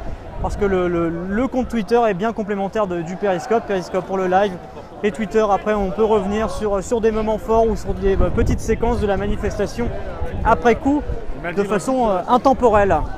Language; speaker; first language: French; native; French